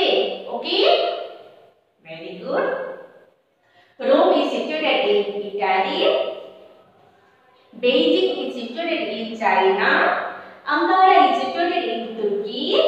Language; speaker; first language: English; non-native, fluent; Hindi